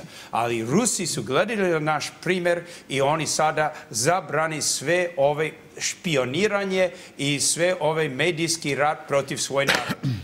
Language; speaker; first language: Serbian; early bilingual, heritage; English